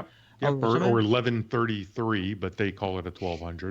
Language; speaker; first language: English; native; English